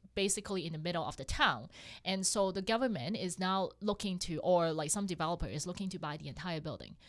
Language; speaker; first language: English; non-native, local second language; Cantonese